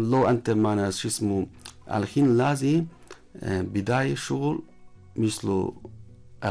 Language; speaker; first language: Arabic; non-native, learner; Chinese